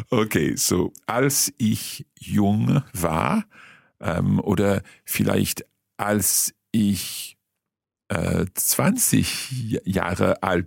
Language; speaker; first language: German; non-native, learner; English